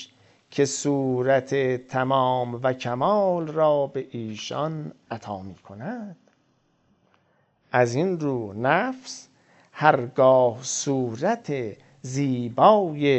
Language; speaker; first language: Persian; native; Persian